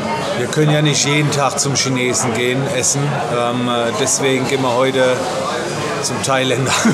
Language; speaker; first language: German; native; German